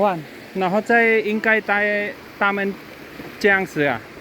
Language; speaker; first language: Chinese; non-native, learner; Filipino